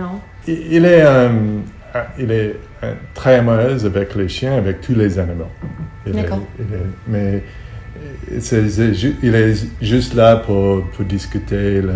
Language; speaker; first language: French; non-native, learner; Hebrew